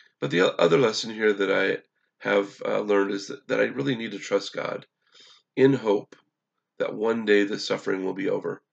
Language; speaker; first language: English; native; English